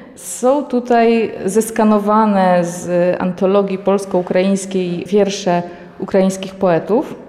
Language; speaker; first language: Polish; native; Polish